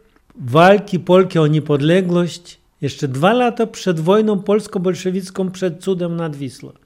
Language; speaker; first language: Polish; non-native, fluent; Russian